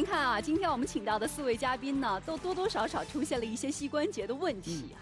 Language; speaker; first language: Chinese; native; Chinese